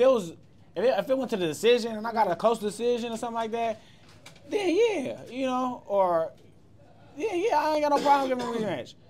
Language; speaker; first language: English; native; English